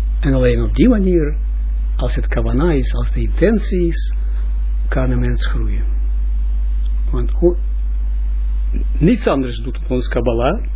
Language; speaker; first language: Dutch; non-native, fluent; Russian